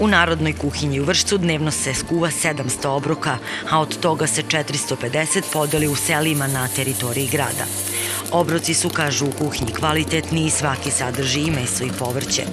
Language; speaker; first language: Serbian; native; Serbian